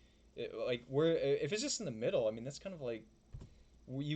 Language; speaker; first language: English; native; English